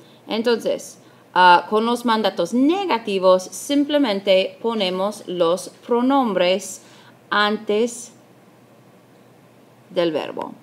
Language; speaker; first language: Spanish; non-native, fluent; English